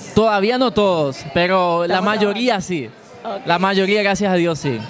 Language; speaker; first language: Spanish; native; Spanish